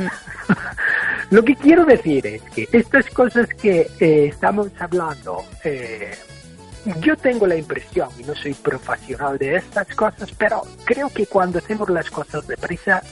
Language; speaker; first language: Spanish; non-native, fluent; English